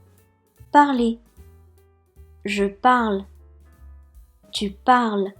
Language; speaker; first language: French; non-native, fluent; Japanese